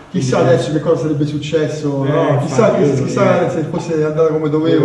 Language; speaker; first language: Italian; native; Italian